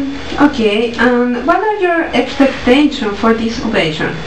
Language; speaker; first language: English; non-native, learner; Spanish